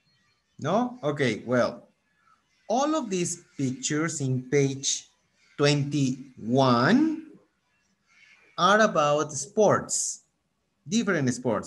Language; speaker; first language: English; non-native, fluent; Spanish